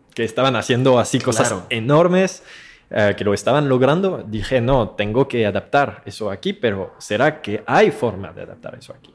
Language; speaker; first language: Spanish; non-native, fluent; French